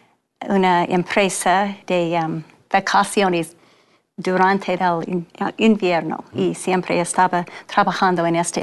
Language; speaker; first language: Spanish; non-native, learner; English